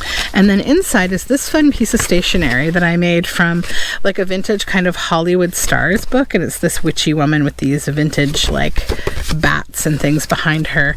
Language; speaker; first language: English; native; English